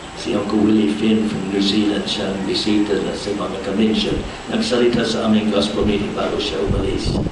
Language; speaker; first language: Filipino; non-native, fluent; English